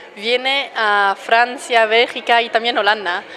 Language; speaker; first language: Spanish; non-native, fluent; German